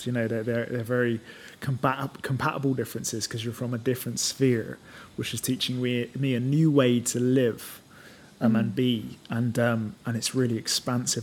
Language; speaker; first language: English; native; English